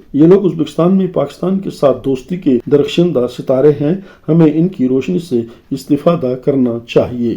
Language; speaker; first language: Urdu; native; Urdu